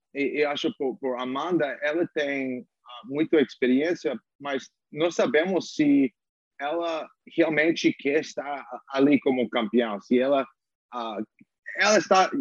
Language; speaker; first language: Portuguese; non-native, learner; English